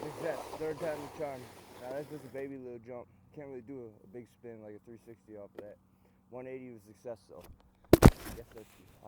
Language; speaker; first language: English; native; English